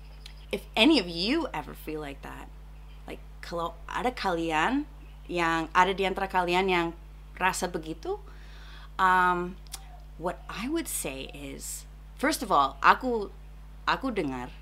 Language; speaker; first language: Indonesian; non-native, fluent; English